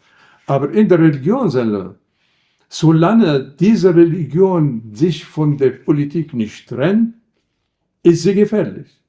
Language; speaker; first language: German; non-native, fluent; Arabic